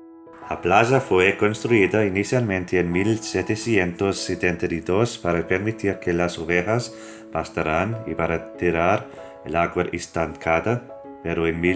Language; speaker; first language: Spanish; non-native, fluent; English